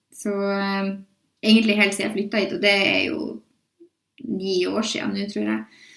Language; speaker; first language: Norwegian; native; Norwegian